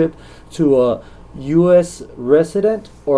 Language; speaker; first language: English; native; English